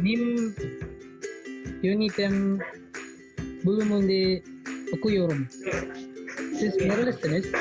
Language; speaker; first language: Turkish; non-native, learner; Indonesian